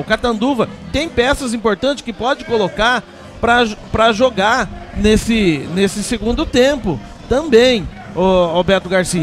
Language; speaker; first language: Portuguese; native; Portuguese